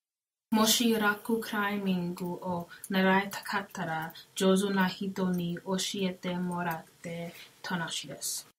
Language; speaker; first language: Japanese; non-native, learner; English